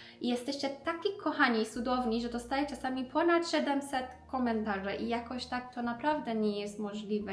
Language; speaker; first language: Polish; non-native, learner; Persian